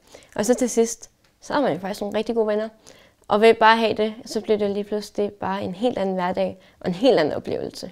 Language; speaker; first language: Danish; early bilingual, heritage; Danish